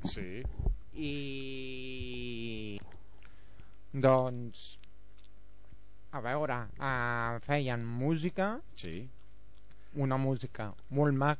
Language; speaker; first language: Catalan; non-native, local second language; Spanish